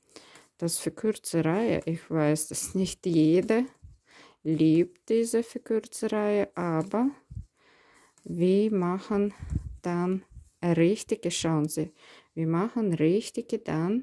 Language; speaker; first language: German; non-native, fluent; Russian